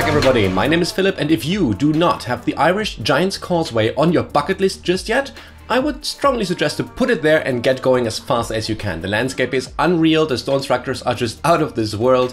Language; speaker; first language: English; non-native, fluent; German